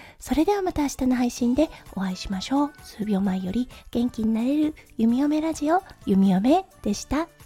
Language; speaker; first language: Japanese; native; Japanese